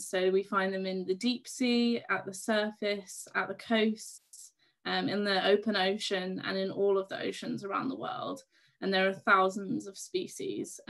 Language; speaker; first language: English; native; English